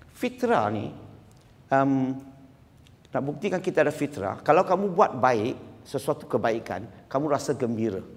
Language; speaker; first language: Malay; non-native, local second language; Chinese